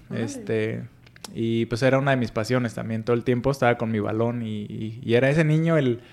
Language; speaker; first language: Spanish; native; Spanish